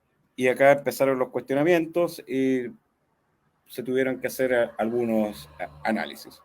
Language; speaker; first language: Spanish; native; Spanish